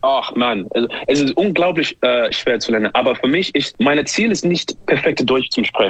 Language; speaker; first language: German; non-native, learner; English